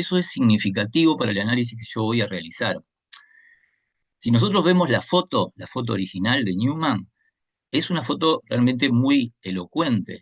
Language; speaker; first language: Spanish; native; Spanish